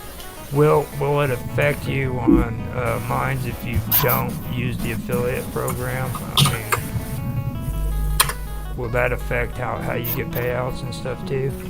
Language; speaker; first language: English; native; English